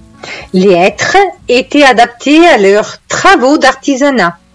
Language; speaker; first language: French; non-native, fluent; Italian